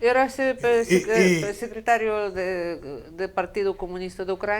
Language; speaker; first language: Spanish; non-native, fluent; Russian